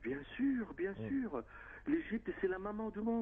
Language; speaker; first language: French; non-native, fluent; Arabic